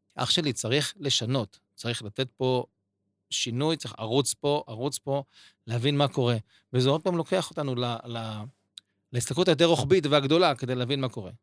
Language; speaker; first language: Hebrew; native; Hebrew